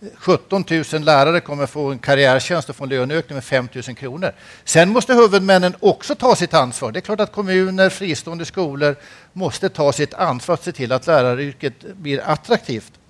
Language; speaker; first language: Swedish; native; Swedish